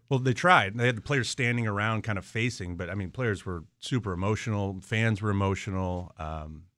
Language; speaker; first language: English; native; English